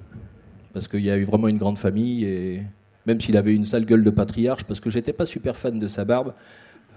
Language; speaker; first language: French; native; French